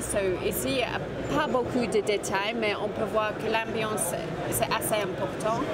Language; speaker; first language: French; non-native, fluent; English